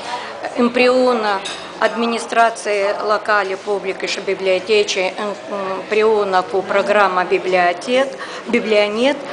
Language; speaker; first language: Romanian; non-native, local second language; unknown